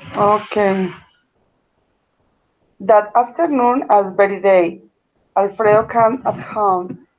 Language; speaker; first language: English; non-native, learner; Spanish